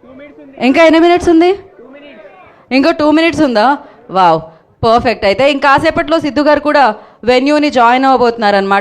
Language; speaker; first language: Telugu; native; Telugu